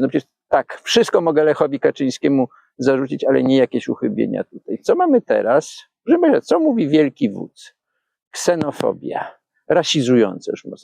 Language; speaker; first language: Polish; native; Polish